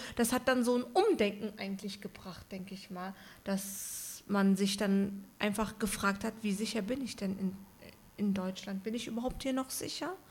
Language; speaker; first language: German; early bilingual, other home language; Turkish